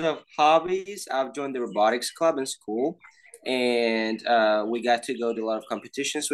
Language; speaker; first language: English; non-native, fluent; Georgian